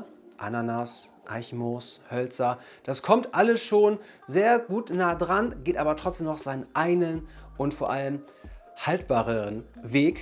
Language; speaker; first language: German; native; German